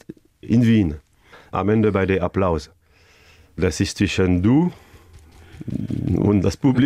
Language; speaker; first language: German; non-native, fluent; French